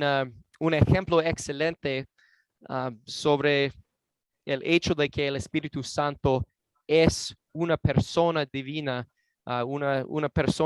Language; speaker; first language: Spanish; non-native, fluent; English